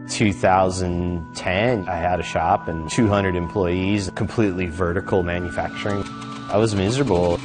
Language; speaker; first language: English; native; English